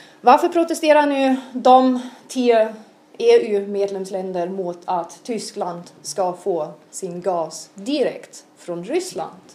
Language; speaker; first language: Swedish; non-native, fluent; German